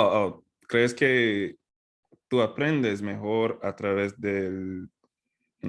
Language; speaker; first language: Spanish; non-native, fluent; English